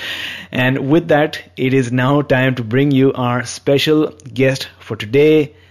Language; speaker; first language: English; non-native, local second language; Hindi